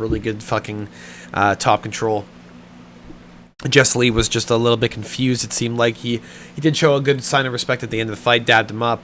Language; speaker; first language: English; native; English